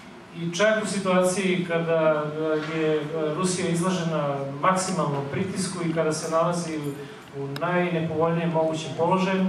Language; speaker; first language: Bosnian; native; Bosnian